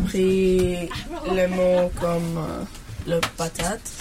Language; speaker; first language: French; non-native, learner; Greek